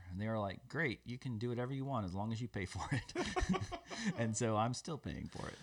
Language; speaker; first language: English; native; English